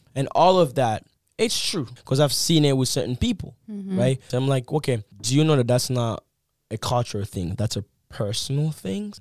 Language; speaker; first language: English; non-native, fluent; Lingala